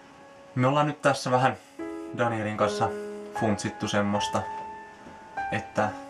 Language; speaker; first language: Finnish; native; Finnish